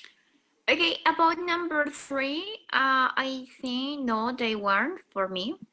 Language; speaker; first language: English; non-native, learner; Spanish